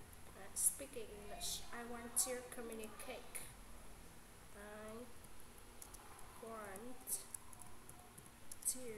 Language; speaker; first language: English; non-native, learner; Vietnamese